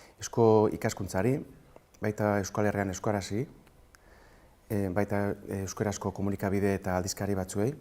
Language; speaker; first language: Basque; native; Basque